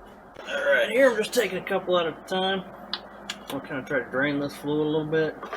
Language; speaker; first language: English; native; English